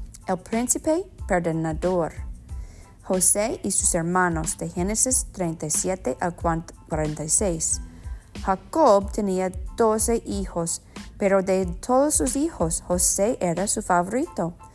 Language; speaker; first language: Spanish; non-native, learner; English